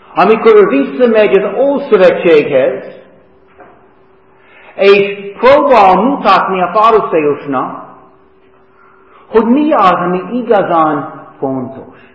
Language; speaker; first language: Hungarian; non-native, fluent; English